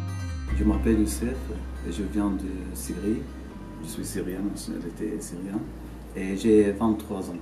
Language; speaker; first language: French; non-native, learner; Arabic